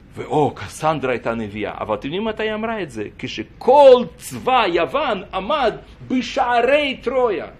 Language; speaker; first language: Hebrew; non-native, fluent; Russian